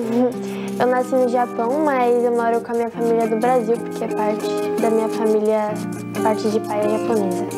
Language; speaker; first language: Portuguese; native; Portuguese